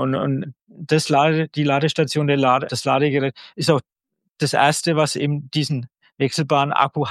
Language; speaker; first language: German; native; German